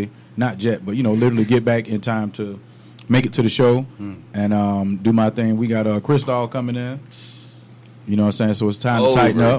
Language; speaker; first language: English; native; English